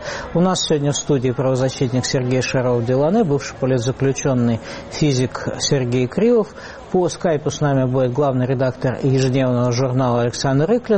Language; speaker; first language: Russian; native; Russian